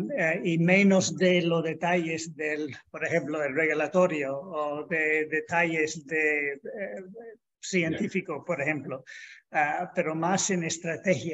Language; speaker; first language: Spanish; non-native, fluent; English